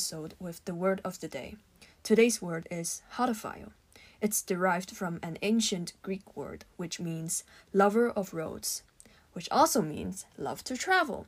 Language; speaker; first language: English; non-native, local second language; Cantonese